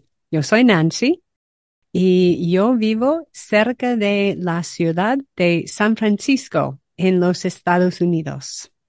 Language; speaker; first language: Spanish; non-native, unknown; English